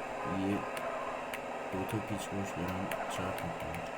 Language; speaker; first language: Persian; native; Persian